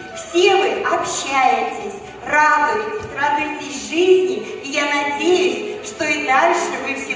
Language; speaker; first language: Russian; native; Russian